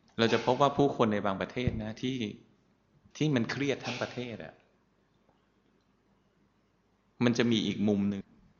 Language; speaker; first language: Thai; native; Thai